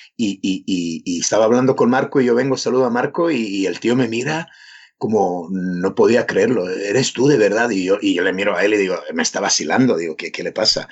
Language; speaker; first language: Spanish; non-native, fluent; Serbian